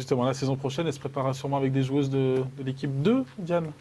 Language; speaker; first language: French; native; French